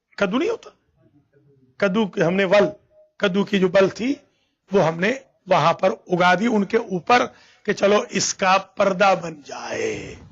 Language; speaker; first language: Urdu; native; Urdu